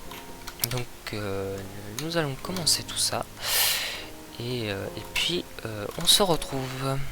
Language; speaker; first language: French; native; French